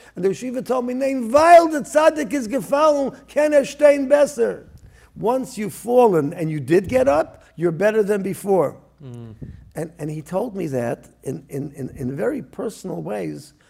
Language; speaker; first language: English; early bilingual, other home language; Yiddish